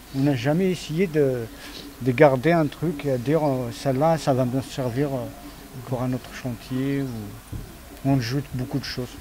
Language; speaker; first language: French; non-native, fluent; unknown